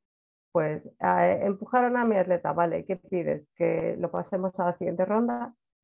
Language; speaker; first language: Spanish; native; Spanish